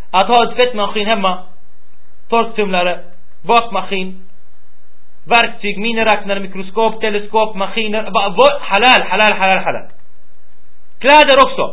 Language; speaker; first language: Swedish; early bilingual, other home language; Arabic